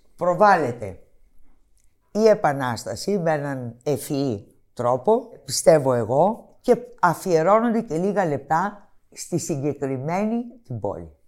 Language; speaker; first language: Greek; native; Greek